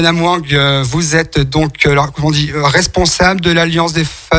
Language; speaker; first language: French; native; French